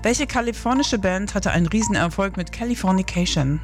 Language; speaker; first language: German; native; German